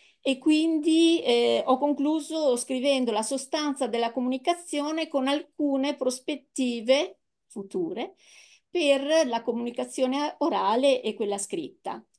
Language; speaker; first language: Italian; native; Italian